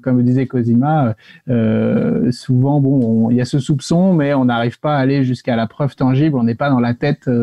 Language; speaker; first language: French; native; French